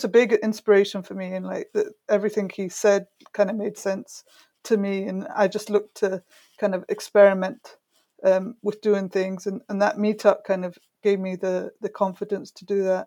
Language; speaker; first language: English; native; English